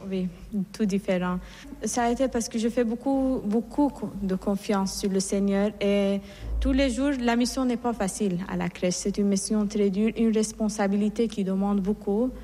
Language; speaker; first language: French; non-native, fluent; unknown